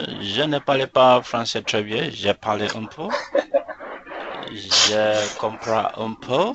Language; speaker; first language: French; non-native, learner; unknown